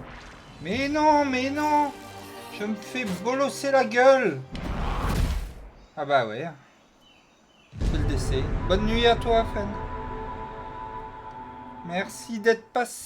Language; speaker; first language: French; native; French